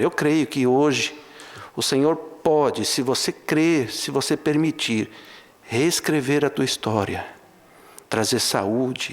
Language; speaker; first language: Portuguese; native; Portuguese